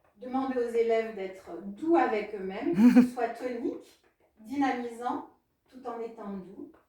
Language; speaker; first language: French; non-native, fluent; Spanish